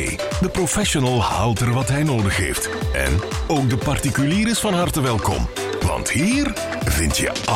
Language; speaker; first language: Dutch; native; Dutch